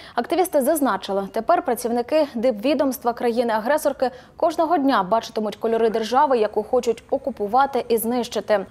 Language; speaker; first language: Ukrainian; native; Ukrainian